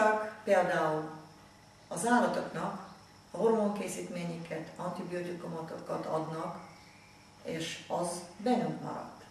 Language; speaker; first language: Hungarian; non-native, fluent; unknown